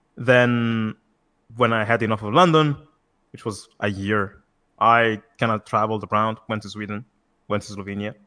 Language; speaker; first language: English; non-native, fluent; Italian